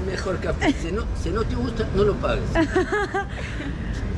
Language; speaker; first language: Spanish; non-native, fluent; Arabic